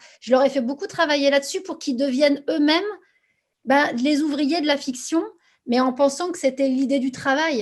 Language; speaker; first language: French; native; French